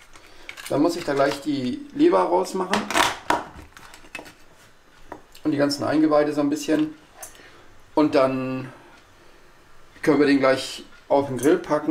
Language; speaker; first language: German; native; German